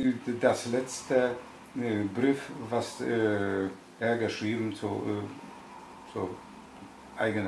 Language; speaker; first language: German; non-native, learner; Polish